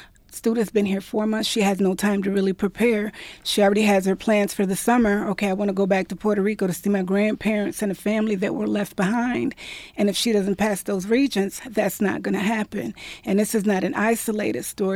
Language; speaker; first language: English; non-native, local second language; Spanish